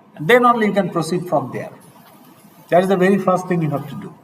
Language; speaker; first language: English; non-native, local second language; Bangla